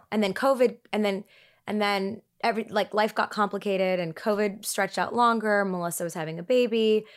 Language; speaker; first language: English; early bilingual, other home language; Tigrinya